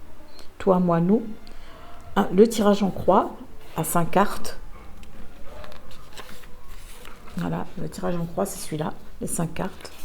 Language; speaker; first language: French; native; French